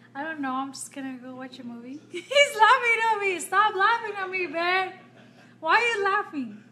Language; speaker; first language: English; non-native, fluent; Spanish